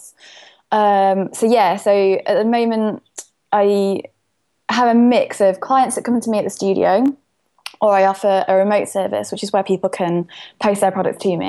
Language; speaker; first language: English; native; English